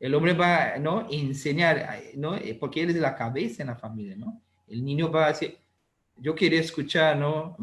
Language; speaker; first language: Spanish; non-native, learner; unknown